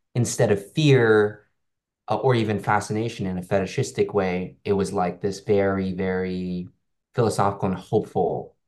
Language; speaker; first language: English; non-native, local second language; Cantonese